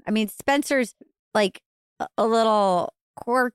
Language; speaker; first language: English; native; English